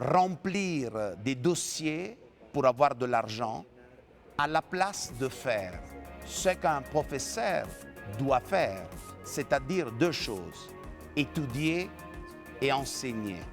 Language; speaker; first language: French; non-native, fluent; Italian